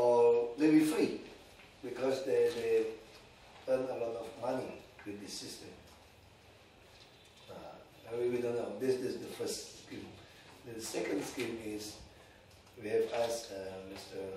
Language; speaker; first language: English; non-native, learner; Indonesian